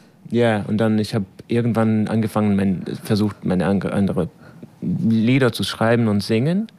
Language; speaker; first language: German; non-native, fluent; English